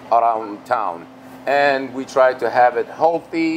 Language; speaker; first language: English; non-native, fluent; Arabic